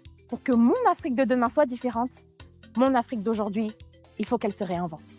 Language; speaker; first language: French; non-native, local second language; Malagasy